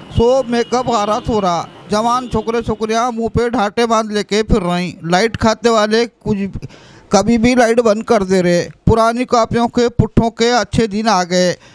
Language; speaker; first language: Hindi; non-native, local second language; Urdu